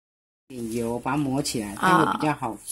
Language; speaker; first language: Chinese; native; Chinese